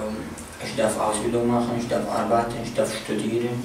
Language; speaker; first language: German; non-native, fluent; Arabic